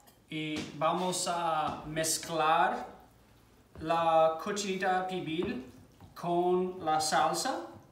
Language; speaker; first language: Spanish; non-native, fluent; English